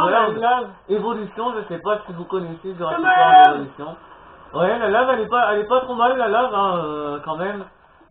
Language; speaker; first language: French; native; French